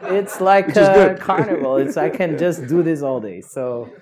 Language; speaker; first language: English; non-native, fluent; Portuguese